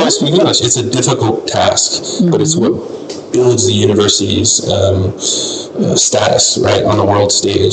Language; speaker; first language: English; non-native, fluent; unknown